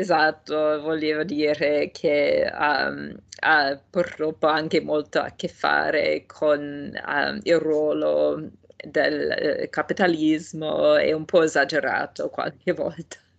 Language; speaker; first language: Italian; non-native, fluent; English